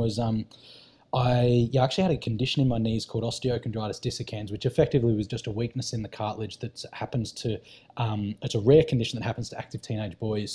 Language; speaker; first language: English; native; English